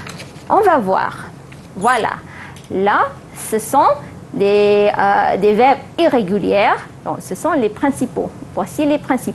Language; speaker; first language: French; non-native, fluent; Malay